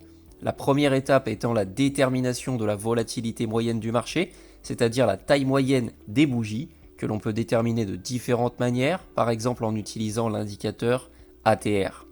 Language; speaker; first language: French; native; French